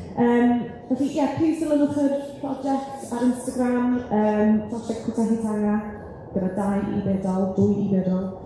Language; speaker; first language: Welsh; native; Welsh